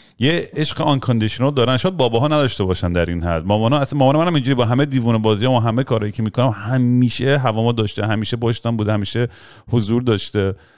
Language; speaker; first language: Persian; early bilingual, heritage; Persian